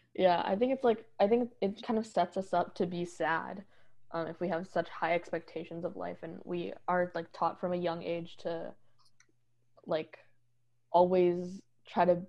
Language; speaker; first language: English; native; English